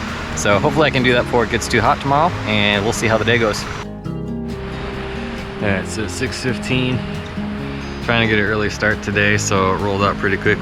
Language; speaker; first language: English; native; English